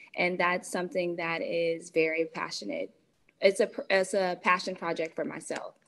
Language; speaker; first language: English; native; English